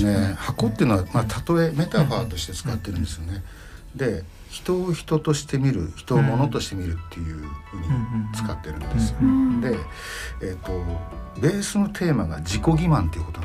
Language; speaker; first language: Japanese; native; Japanese